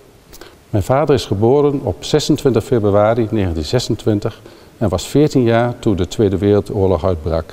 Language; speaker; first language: Dutch; native; Dutch